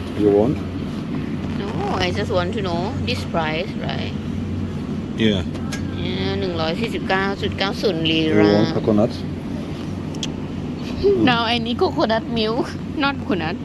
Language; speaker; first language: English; non-native, learner; Thai